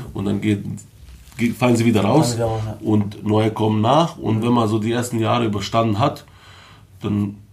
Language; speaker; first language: German; early bilingual, other home language; Bosnian